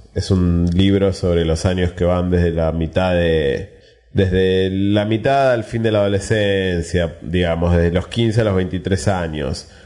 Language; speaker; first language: Spanish; native; Spanish